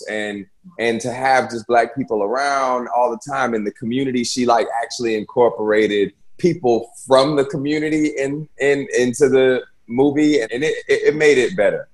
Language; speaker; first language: English; native; English